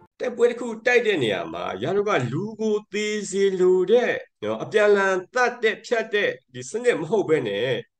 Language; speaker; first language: Burmese; non-native, local second language; Karen languages